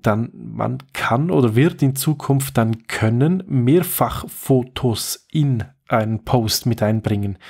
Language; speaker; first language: German; native; German